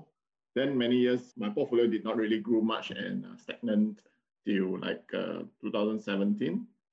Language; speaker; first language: English; non-native, local second language; Min Nan Chinese